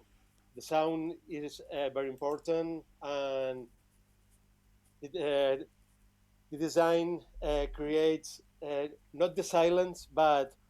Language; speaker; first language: English; non-native, fluent; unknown